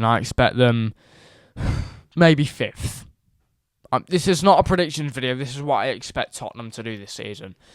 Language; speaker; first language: English; native; English